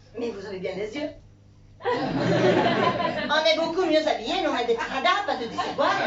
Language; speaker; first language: French; non-native, fluent; Italian